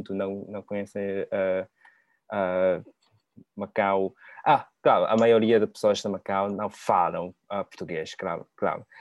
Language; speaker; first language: Portuguese; non-native, learner; Cantonese